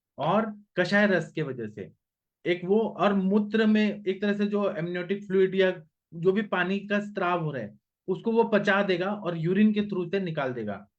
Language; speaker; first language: Hindi; non-native, local second language; Marathi